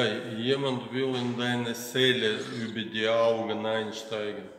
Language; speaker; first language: German; non-native, learner; Russian